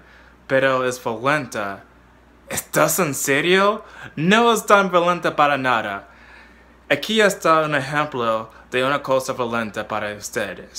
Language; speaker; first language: Spanish; non-native, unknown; English